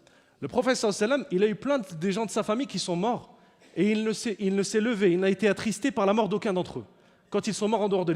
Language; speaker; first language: French; native; French